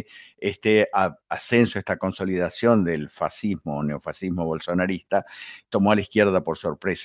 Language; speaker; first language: Spanish; native; Spanish